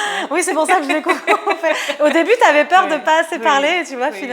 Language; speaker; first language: French; native; French